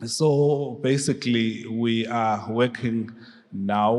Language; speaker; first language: English; non-native, local second language; Swati